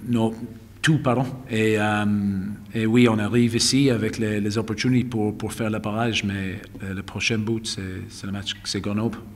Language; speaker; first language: French; non-native, fluent; English